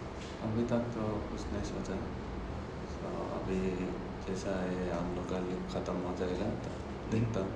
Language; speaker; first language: Hindi; non-native, local second language; Nepali